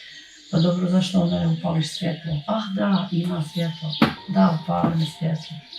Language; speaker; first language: Bosnian; native; Bosnian